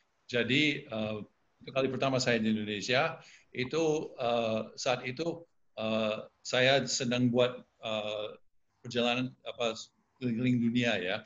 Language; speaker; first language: Indonesian; non-native, fluent; English